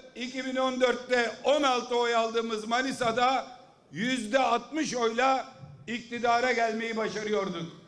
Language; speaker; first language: Turkish; native; Turkish